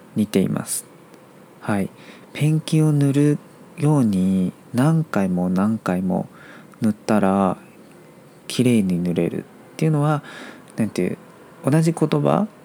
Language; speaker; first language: Japanese; non-native, fluent; Chinese